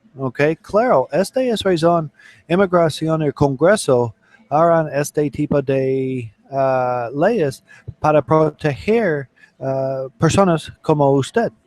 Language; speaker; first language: Spanish; non-native, learner; English